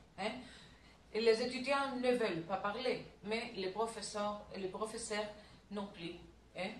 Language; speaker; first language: French; non-native, learner; Spanish